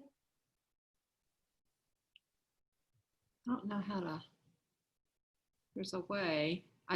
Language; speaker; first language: English; native; English